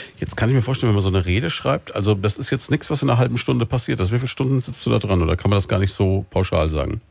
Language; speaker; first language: German; native; German